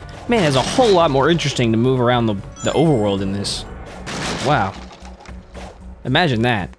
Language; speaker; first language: English; native; English